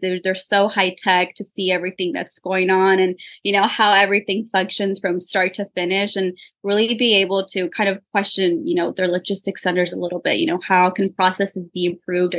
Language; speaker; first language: English; early bilingual, other home language; Spanish